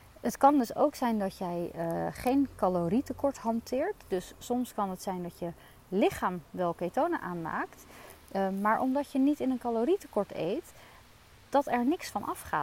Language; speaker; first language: Dutch; native; Dutch